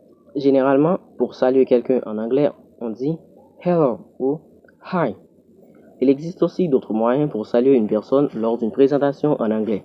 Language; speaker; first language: French; non-native, local second language; Haitian Creole